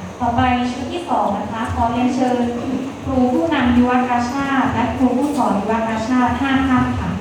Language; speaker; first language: Thai; native; Thai